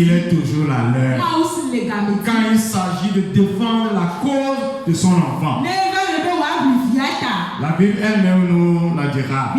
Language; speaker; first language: French; non-native, local second language; Ewe